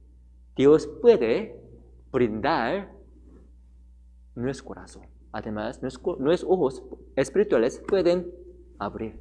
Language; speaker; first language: Spanish; non-native, learner; Korean